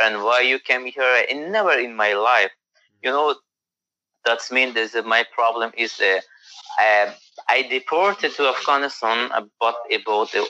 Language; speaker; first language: English; non-native, learner; Persian